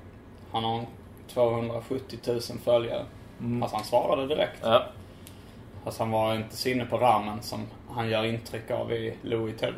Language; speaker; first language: Swedish; native; Swedish